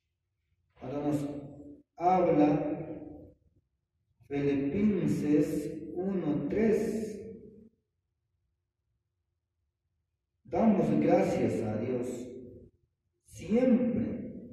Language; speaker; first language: Spanish; non-native, fluent; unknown